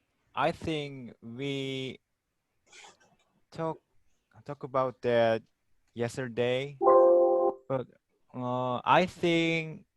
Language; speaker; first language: English; non-native, learner; Korean